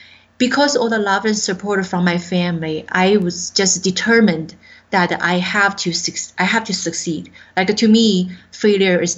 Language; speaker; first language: English; non-native, fluent; Chinese